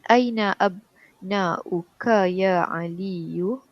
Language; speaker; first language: Arabic; non-native, learner; Malay